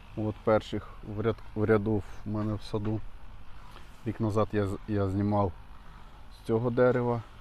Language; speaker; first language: Ukrainian; native; Ukrainian